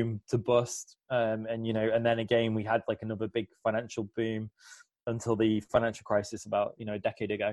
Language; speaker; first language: English; native; English